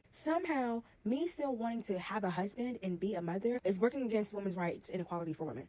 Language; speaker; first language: English; native; English